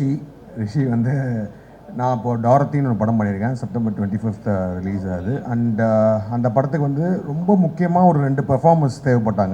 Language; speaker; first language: Tamil; native; Tamil